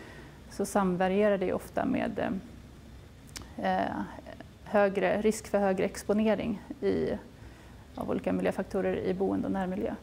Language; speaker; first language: Swedish; native; Swedish